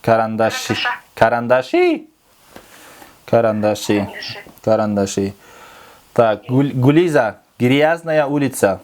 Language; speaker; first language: Russian; non-native, local second language; Kyrgyz